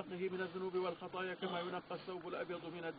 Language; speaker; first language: Arabic; native; Arabic